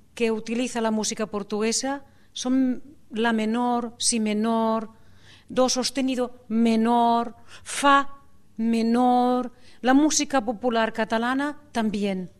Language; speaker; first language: Spanish; non-native, local second language; Catalan